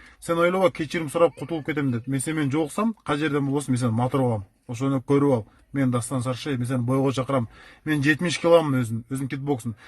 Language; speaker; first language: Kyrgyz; native; Kyrgyz